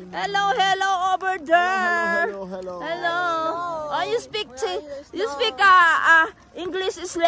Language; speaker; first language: English; non-native, local second language; Cebuano